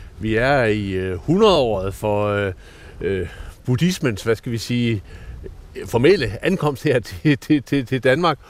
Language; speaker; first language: Danish; native; Danish